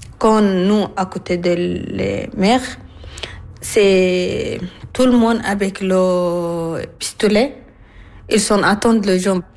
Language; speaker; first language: French; non-native, learner; Arabic